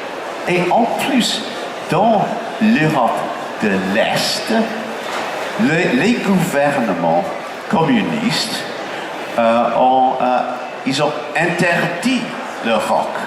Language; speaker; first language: French; non-native, fluent; English